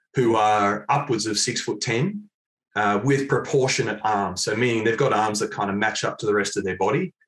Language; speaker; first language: English; native; English